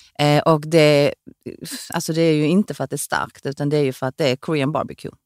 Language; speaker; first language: Swedish; early bilingual, other home language; Korean